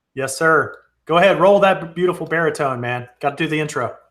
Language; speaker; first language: English; native; English